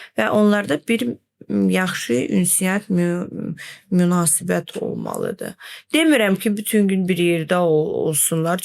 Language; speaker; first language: Azerbaijani; non-native, fluent; Russian